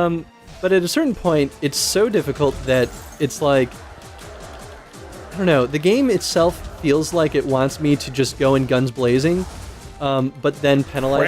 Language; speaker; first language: English; native; English